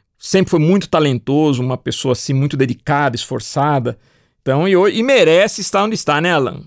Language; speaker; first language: Portuguese; native; Portuguese